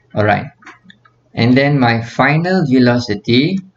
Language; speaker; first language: English; non-native, local second language; Malay